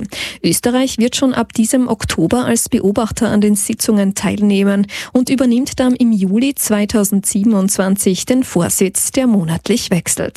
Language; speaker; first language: German; native; German